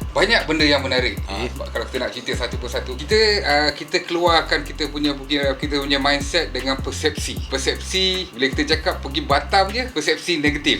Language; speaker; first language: Malay; native; Malay